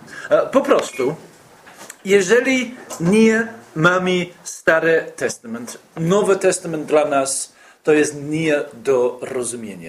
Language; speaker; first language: Polish; non-native, fluent; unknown